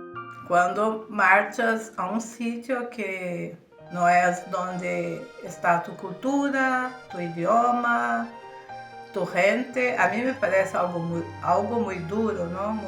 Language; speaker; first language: Spanish; early bilingual, heritage; Spanish